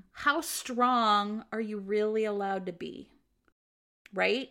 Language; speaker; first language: English; native; English